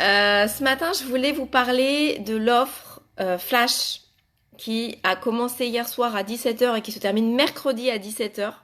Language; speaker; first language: French; native; French